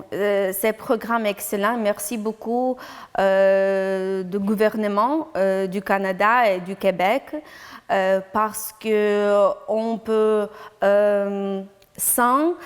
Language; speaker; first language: French; non-native, learner; Ukrainian